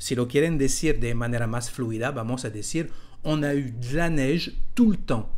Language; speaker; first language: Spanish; non-native, fluent; French